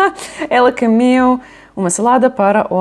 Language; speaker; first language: Portuguese; non-native, learner; Russian